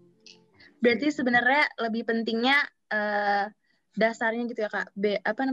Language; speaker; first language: Indonesian; native; Indonesian